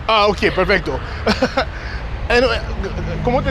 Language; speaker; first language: Spanish; non-native, learner; English